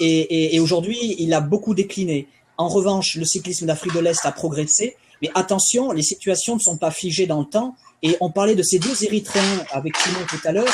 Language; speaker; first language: French; native; French